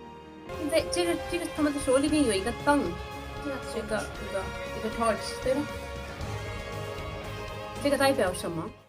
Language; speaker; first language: Chinese; non-native, fluent; Urdu